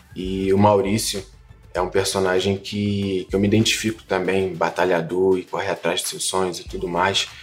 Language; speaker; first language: Portuguese; native; Portuguese